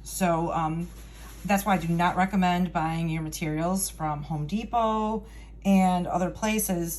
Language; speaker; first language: English; native; English